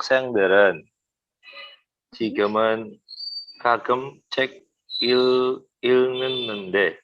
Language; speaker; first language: Korean; non-native, learner; Indonesian